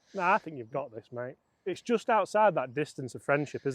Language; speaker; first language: English; native; English